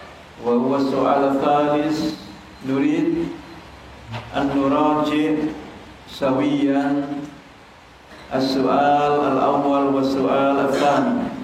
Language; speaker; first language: Arabic; non-native, fluent; Indonesian